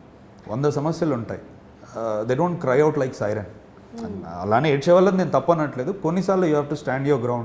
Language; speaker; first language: Telugu; native; Telugu